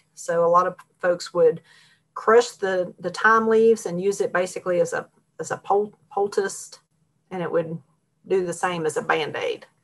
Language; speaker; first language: English; native; English